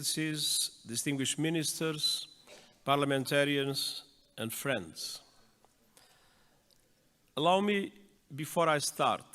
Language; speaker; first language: English; non-native, fluent; Portuguese